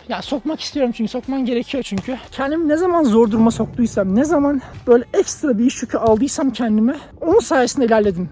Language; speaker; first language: Turkish; native; Turkish